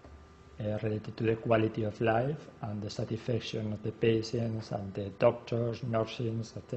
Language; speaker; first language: English; non-native, learner; Spanish